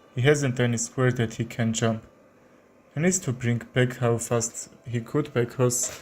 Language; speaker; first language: English; non-native, learner; Armenian